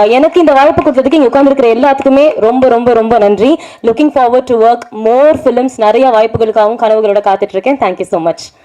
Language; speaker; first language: Tamil; native; Tamil